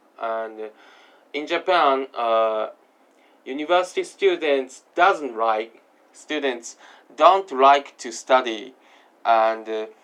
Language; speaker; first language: English; non-native, learner; Japanese